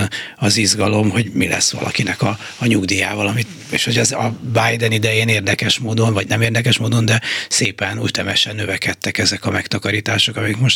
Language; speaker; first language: Hungarian; native; Hungarian